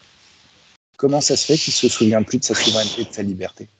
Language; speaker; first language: French; native; French